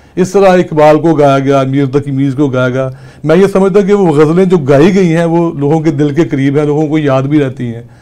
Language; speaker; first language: Urdu; non-native, local second language; Punjabi